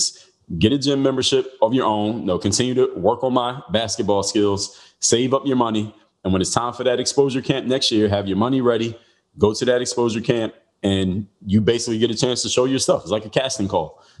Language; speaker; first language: English; native; English